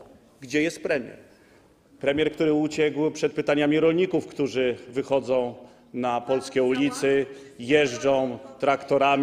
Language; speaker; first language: Polish; native; Polish